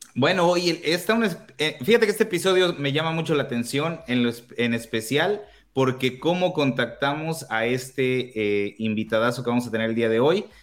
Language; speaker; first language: Spanish; native; Spanish